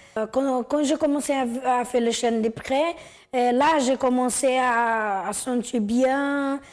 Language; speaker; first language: French; non-native, learner; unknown